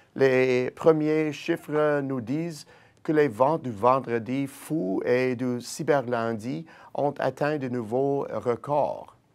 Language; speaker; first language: French; native; French